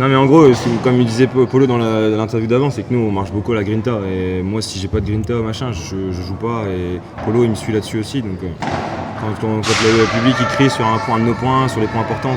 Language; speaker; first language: French; native; French